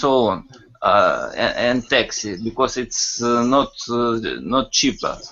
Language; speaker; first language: English; non-native, learner; Russian